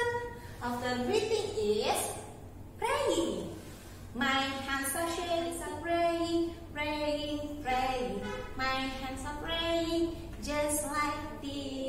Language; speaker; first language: English; non-native, learner; Indonesian